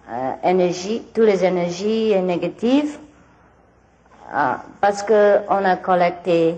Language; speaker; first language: French; non-native, learner; Vietnamese